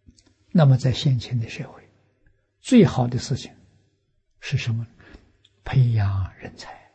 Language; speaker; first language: Chinese; native; Chinese